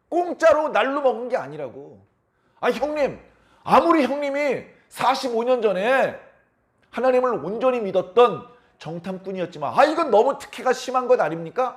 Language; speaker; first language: Korean; native; Korean